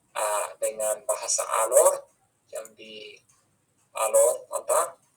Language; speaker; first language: Indonesian; non-native, fluent; English